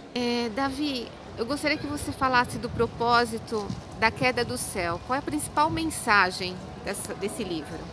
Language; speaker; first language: Portuguese; native; Portuguese